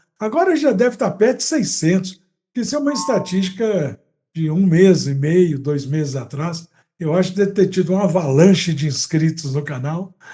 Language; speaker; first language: Portuguese; native; Portuguese